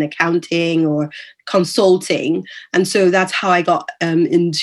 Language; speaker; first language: English; non-native, local second language; Yoruba